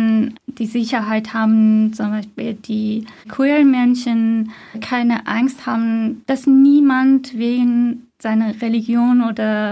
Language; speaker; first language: German; non-native, fluent; Persian